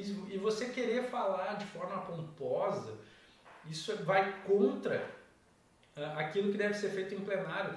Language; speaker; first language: Portuguese; native; Portuguese